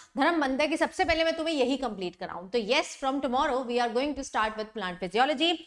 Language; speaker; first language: Hindi; native; Hindi